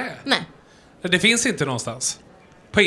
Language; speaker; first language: Swedish; native; Swedish